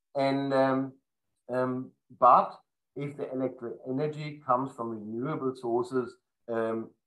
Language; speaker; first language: English; non-native, fluent; German